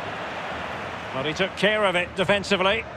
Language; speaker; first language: English; native; English